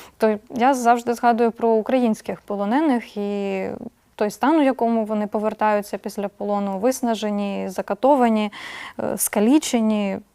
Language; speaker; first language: Ukrainian; native; Ukrainian